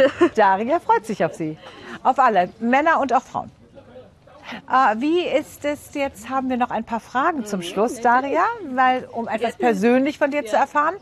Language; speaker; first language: German; native; German